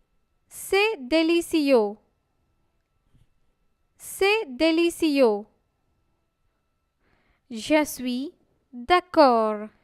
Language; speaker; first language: French; non-native, fluent; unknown